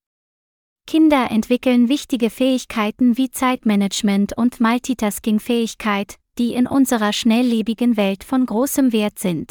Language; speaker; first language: German; non-native, learner; Vietnamese